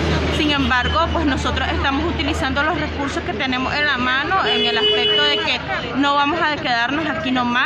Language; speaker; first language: Spanish; native; Spanish